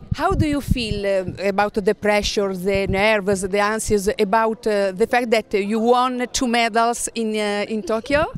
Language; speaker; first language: English; non-native, learner; Italian